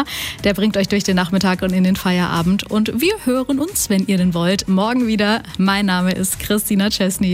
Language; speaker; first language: German; native; German